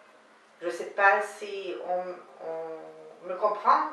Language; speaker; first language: French; non-native, learner; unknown